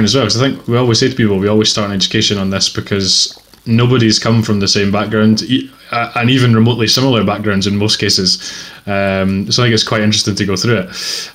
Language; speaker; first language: English; native; English